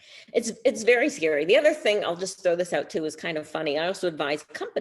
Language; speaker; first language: English; native; English